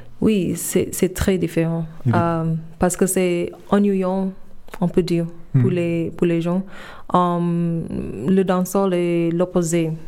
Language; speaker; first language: French; non-native, fluent; English